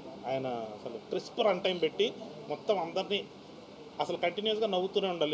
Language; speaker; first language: Telugu; native; Telugu